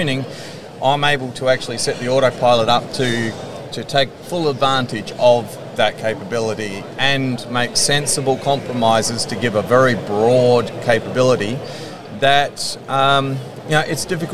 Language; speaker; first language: English; native; English